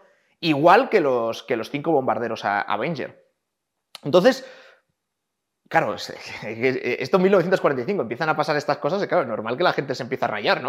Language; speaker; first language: Spanish; native; Spanish